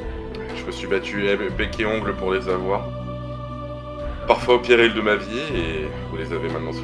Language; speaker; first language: French; native; French